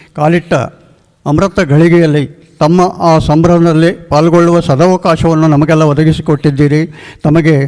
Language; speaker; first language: Kannada; native; Kannada